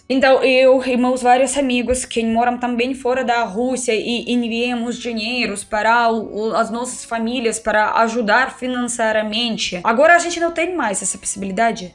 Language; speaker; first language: Portuguese; non-native, fluent; Russian